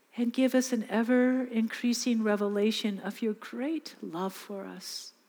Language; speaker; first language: English; native; English